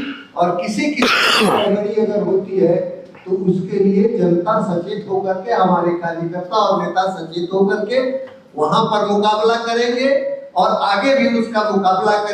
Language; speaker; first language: Hindi; native; Hindi